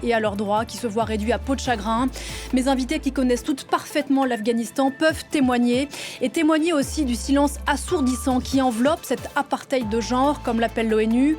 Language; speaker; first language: French; native; French